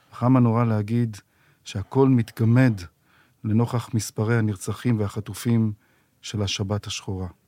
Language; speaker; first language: Hebrew; native; Hebrew